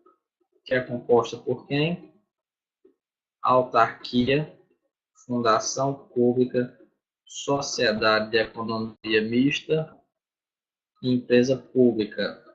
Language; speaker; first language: Portuguese; native; Portuguese